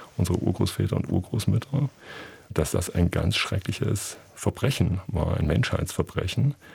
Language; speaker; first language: German; native; German